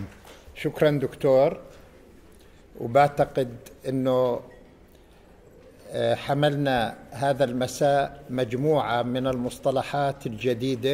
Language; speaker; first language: Arabic; native; Arabic